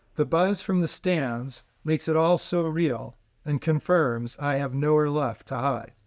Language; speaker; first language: English; native; English